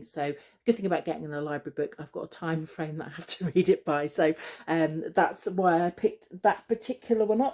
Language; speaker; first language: English; native; English